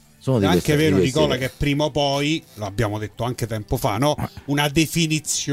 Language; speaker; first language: Italian; native; Italian